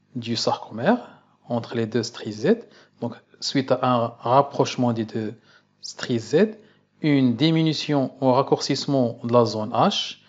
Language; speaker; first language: French; non-native, local second language; Arabic